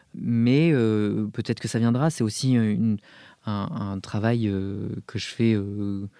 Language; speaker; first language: French; native; French